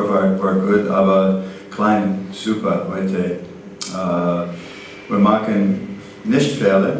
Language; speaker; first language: German; non-native, learner; English